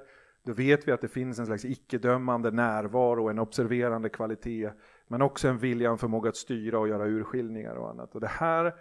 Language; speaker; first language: Swedish; native; Swedish